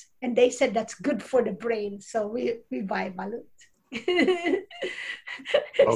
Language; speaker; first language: English; non-native, local second language; Bikol